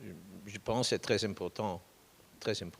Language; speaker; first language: French; non-native, fluent; English